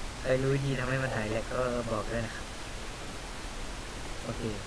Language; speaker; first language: Thai; native; Thai